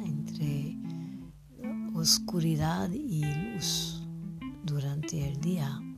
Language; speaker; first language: Spanish; non-native, fluent; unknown